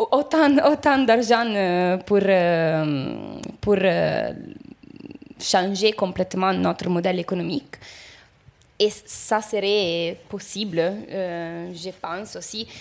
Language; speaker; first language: French; non-native, fluent; Italian